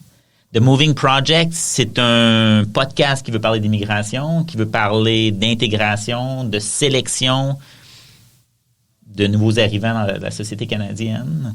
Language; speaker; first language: French; native; French